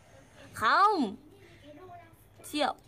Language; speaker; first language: Vietnamese; non-native, learner; Indonesian